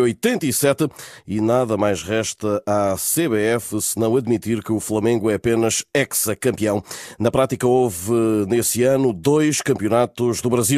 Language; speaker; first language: Portuguese; native; Portuguese